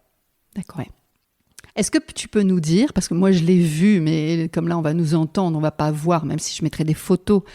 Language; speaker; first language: French; native; French